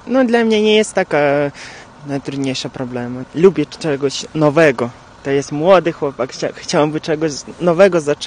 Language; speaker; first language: Polish; non-native, learner; Russian